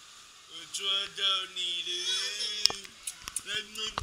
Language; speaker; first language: Chinese; native; Chinese